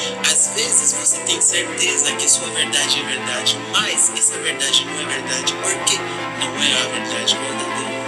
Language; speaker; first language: Portuguese; non-native, fluent; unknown